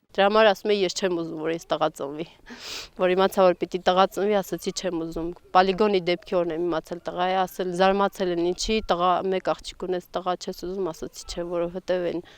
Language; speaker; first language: Armenian; native; Armenian